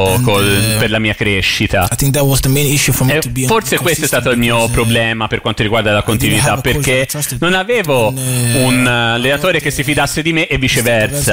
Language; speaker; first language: Italian; non-native, fluent; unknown